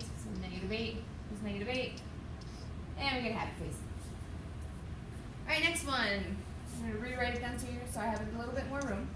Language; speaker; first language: English; native; English